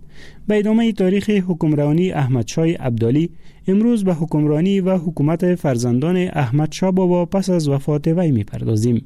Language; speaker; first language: Persian; native; Persian